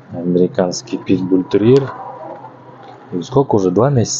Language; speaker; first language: Russian; non-native, local second language; Kyrgyz